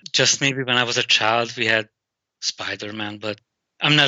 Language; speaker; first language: English; non-native, fluent; Hungarian